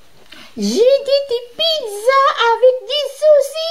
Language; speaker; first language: French; non-native, learner; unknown